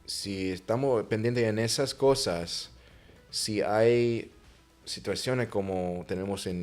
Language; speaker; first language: Spanish; non-native, fluent; English